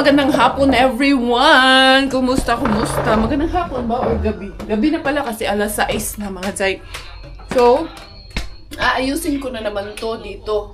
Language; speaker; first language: Filipino; non-native, local second language; Cebuano